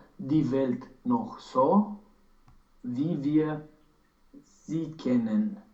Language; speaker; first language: German; non-native, learner; Romanian